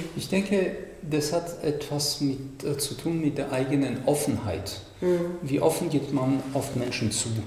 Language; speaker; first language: German; non-native, fluent; French